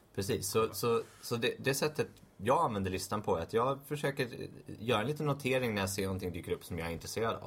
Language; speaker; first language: Swedish; native; Swedish